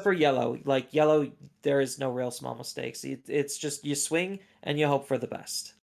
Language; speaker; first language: English; native; English